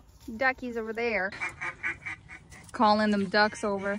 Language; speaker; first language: English; early bilingual, other home language; Russian